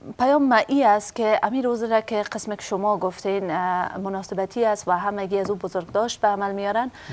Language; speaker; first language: Persian; native; Persian